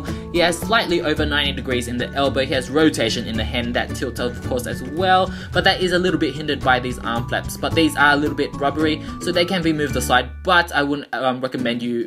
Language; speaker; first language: English; native; English